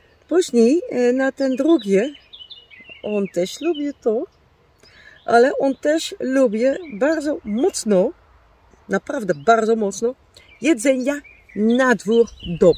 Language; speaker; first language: Polish; non-native, learner; Dutch